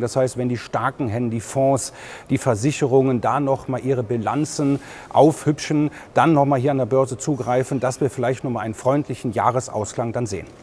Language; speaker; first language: German; native; German